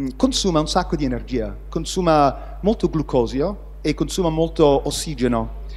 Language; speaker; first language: Italian; non-native, fluent; English